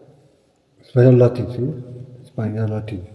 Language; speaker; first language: Spanish; non-native, learner; Turkish